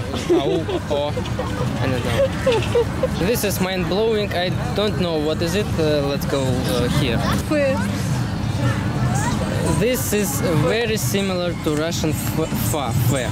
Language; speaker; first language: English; non-native, learner; Russian